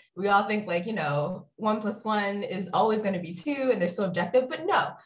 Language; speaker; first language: English; native; English